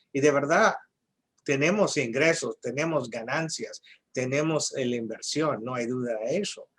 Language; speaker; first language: Spanish; non-native, fluent; English